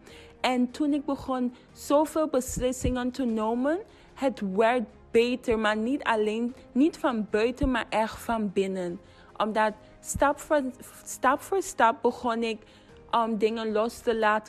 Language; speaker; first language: Dutch; non-native, fluent; English